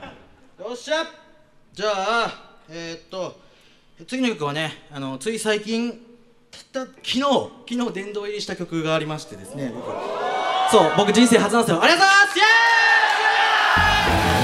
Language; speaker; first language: Japanese; native; Japanese